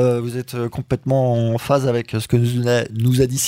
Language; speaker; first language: French; native; French